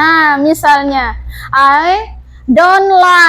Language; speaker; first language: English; non-native, learner; Indonesian